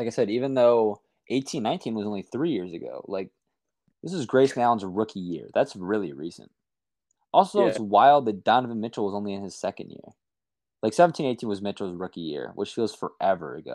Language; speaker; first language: English; native; English